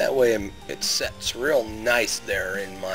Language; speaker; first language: English; native; English